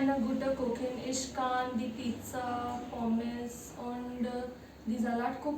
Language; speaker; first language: German; non-native, learner; Hindi